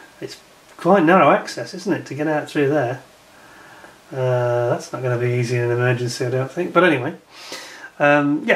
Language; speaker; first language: English; native; English